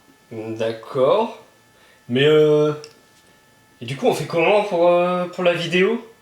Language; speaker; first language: French; native; French